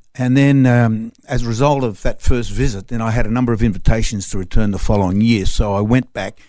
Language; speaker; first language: English; non-native, local second language; French